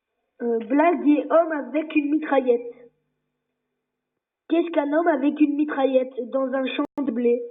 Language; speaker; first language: French; native; French